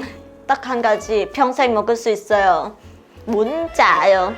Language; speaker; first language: Korean; non-native, learner; Portuguese